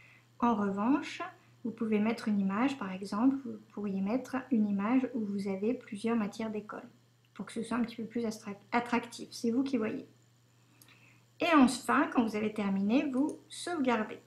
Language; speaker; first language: French; native; French